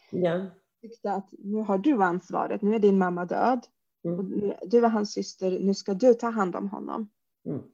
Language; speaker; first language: Swedish; early bilingual, other home language; Arabic